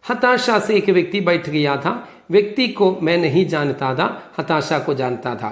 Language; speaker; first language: Hindi; non-native, local second language; Malayalam